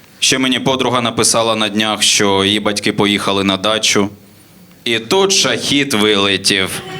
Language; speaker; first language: Ukrainian; non-native, local second language; Russian